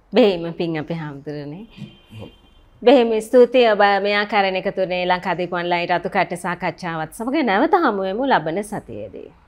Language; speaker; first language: Sinhala; native; Sinhala